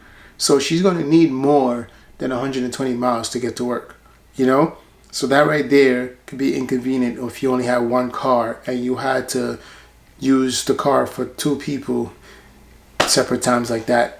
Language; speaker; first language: English; native; English